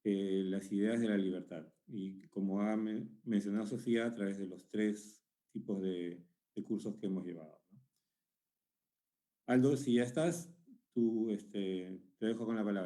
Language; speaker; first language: Spanish; native; Spanish